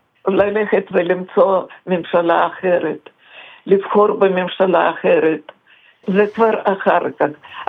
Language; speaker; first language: Hebrew; non-native, fluent; Russian